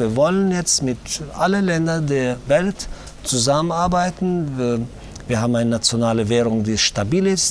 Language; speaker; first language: German; non-native, fluent; Tajik